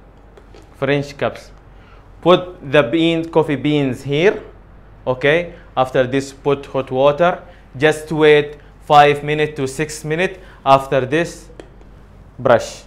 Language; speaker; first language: English; non-native, learner; Arabic